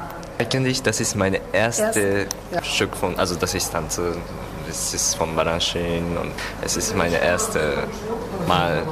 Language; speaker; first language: German; non-native, learner; Japanese